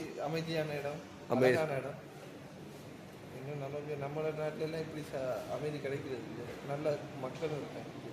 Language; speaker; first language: Tamil; native; Tamil